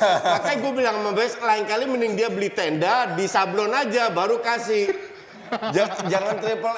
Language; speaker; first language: Indonesian; native; Indonesian